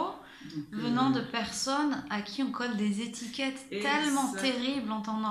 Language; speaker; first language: French; native; French